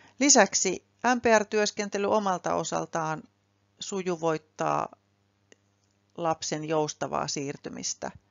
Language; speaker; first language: Finnish; native; Finnish